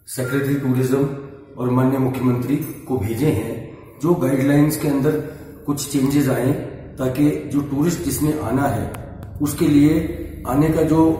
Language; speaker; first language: Hindi; native; Hindi